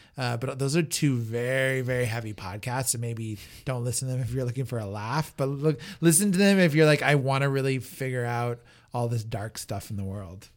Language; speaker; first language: English; native; English